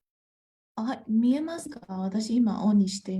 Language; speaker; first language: Japanese; non-native, fluent; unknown